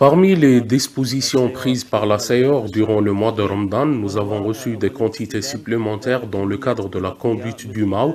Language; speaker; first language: French; non-native, local second language; Arabic